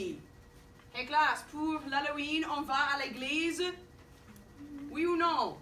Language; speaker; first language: French; non-native, fluent; English